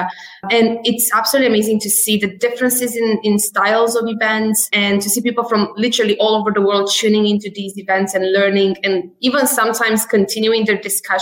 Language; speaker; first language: English; native; English